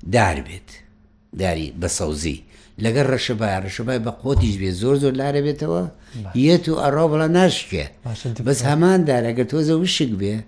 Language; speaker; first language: Central Kurdish; native; Central Kurdish